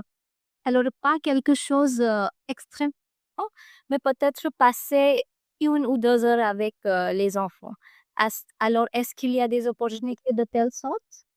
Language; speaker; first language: French; non-native, fluent; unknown